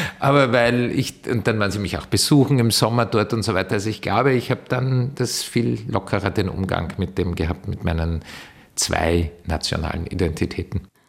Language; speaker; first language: German; early bilingual, heritage; German